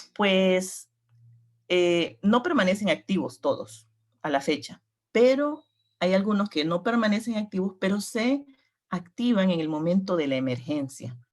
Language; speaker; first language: Spanish; native; Spanish